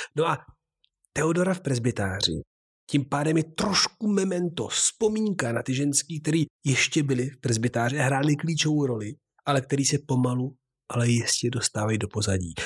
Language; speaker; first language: Czech; native; Czech